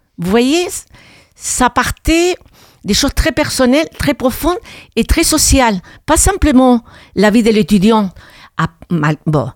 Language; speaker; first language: French; non-native, fluent; Spanish